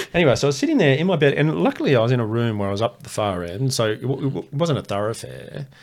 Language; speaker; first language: English; native; English